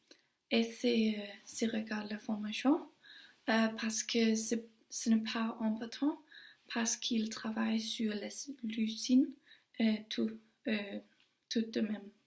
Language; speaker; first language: French; non-native, learner; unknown